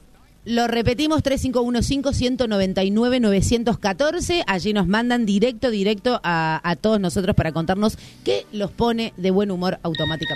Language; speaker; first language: Spanish; native; Spanish